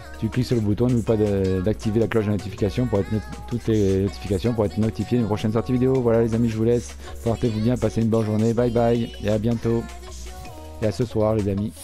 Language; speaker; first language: French; native; French